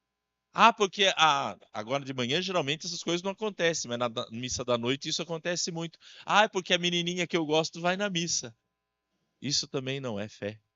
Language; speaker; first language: Portuguese; native; Portuguese